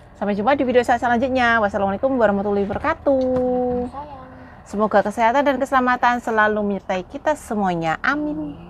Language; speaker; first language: Indonesian; non-native, local second language; Javanese